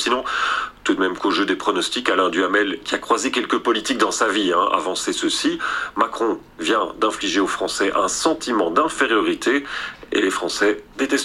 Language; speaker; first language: French; native; French